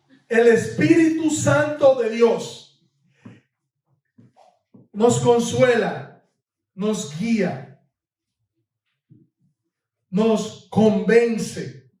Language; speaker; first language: Spanish; native; Spanish